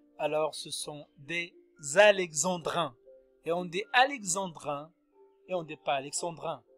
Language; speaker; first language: French; non-native, local second language; Arabic